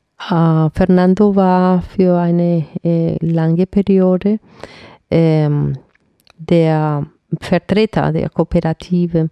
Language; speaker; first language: German; non-native, fluent; Spanish